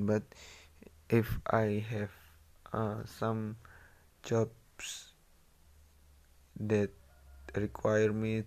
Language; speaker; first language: English; non-native, learner; Indonesian